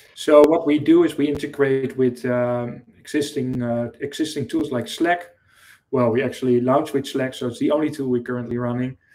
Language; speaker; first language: English; non-native, fluent; Dutch